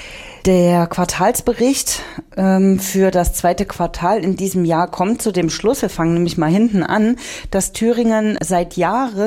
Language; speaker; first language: German; native; German